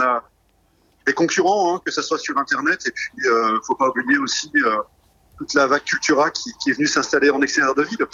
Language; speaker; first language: French; native; French